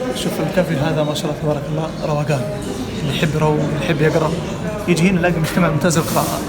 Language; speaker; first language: Arabic; native; Arabic